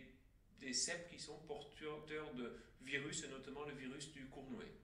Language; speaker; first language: French; native; French